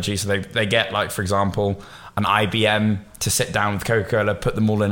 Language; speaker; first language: English; native; English